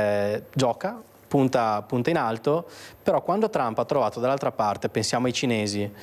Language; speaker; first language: Italian; native; Italian